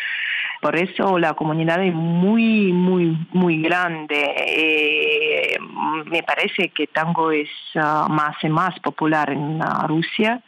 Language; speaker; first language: Spanish; non-native, learner; Russian